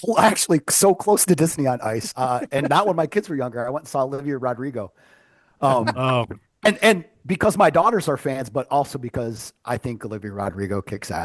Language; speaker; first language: English; native; English